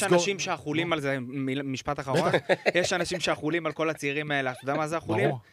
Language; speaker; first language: Hebrew; native; Hebrew